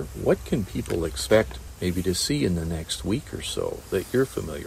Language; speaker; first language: English; native; English